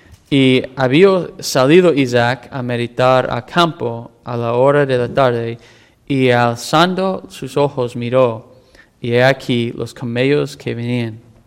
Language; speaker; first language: Spanish; non-native, fluent; English